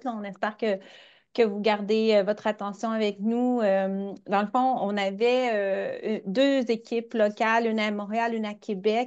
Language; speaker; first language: French; native; French